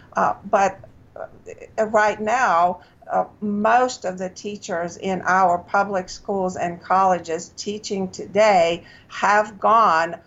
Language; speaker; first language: English; non-native, fluent; Romanian